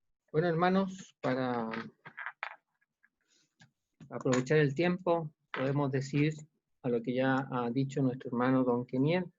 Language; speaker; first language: Spanish; native; Spanish